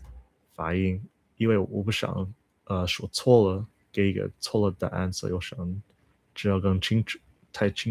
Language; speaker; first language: Chinese; non-native, learner; English